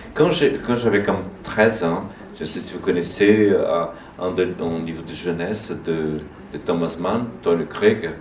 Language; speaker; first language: French; non-native, fluent; Portuguese